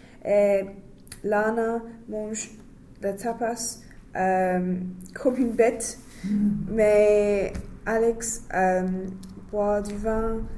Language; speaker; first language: French; non-native, learner; English